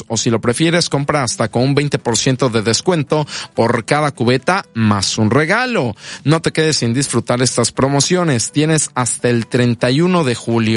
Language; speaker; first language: Spanish; native; Spanish